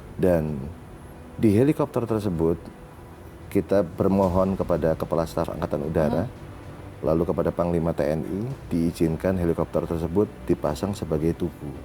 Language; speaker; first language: Indonesian; native; Indonesian